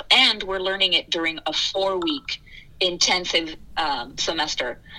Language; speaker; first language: English; early bilingual, other home language; French